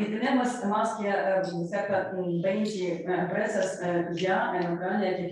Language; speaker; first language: Spanish; non-native, learner; Ukrainian